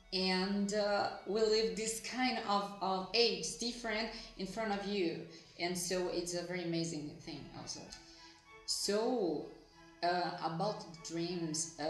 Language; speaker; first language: English; non-native, fluent; Portuguese